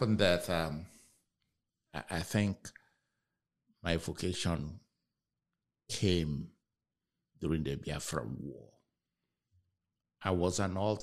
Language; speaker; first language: English; non-native, local second language; Igbo